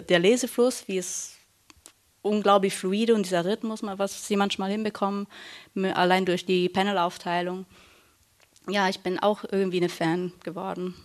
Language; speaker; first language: German; early bilingual, heritage; Italian